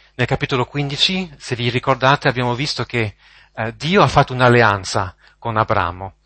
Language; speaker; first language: Italian; non-native, fluent; French